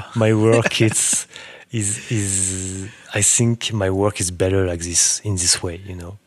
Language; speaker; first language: English; non-native, learner; French